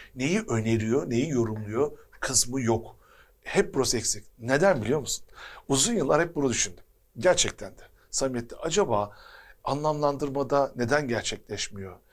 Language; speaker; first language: Turkish; native; Turkish